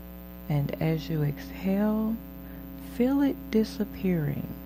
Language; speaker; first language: English; native; English